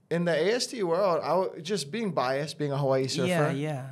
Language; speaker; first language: English; native; English